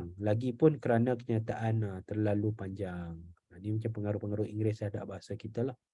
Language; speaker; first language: Malay; native; Malay